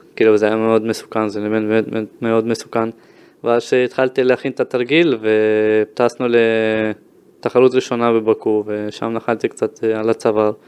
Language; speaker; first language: Hebrew; early bilingual, other home language; Ukrainian